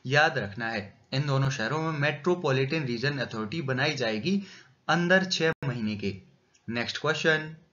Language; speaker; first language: Hindi; native; Hindi